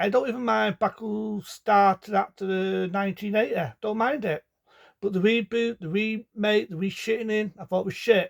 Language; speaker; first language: English; native; English